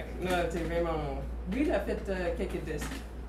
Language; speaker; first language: French; non-native, fluent; English